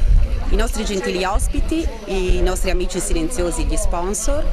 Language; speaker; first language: Italian; native; Italian